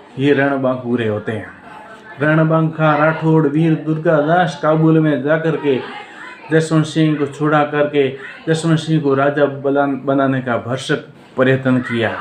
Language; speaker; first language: Hindi; native; Hindi